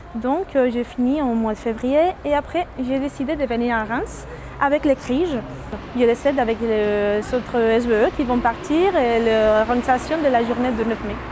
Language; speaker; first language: French; non-native, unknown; Spanish